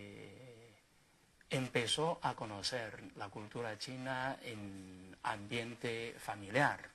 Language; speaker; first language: Spanish; non-native, fluent; Chinese